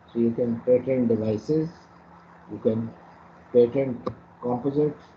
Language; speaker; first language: English; non-native, local second language; Urdu